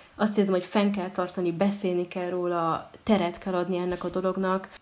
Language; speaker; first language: Hungarian; early bilingual, other home language; Arabic